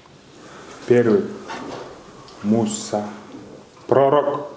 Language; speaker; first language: Russian; non-native, learner; Kyrgyz